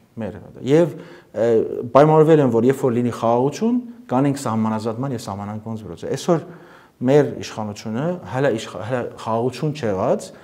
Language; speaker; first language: Armenian; early bilingual, heritage; Armenian